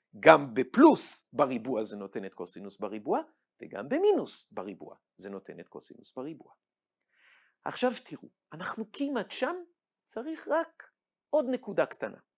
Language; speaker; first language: Hebrew; native; Hebrew